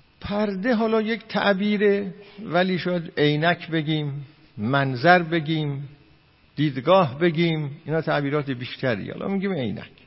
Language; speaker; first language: Persian; non-native, local second language; Azerbaijani